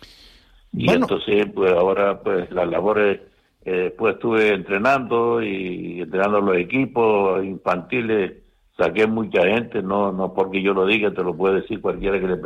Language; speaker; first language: Spanish; native; Spanish